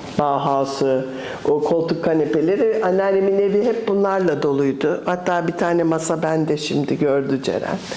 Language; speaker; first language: Turkish; early bilingual, other home language; English